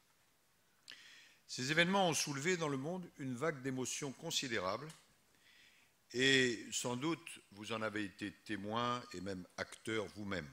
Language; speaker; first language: French; native; French